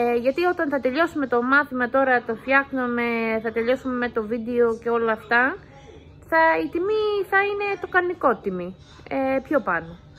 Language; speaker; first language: Greek; early bilingual, heritage; English